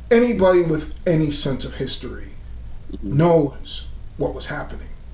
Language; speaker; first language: English; native; English